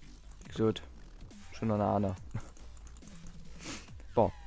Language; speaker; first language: German; non-native, local second language; Luxembourgish